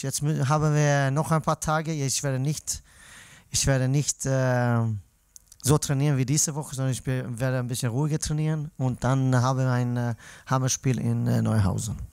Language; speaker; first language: German; non-native, fluent; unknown